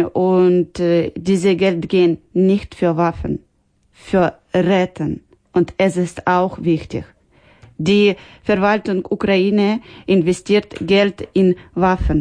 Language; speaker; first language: German; non-native, learner; Ukrainian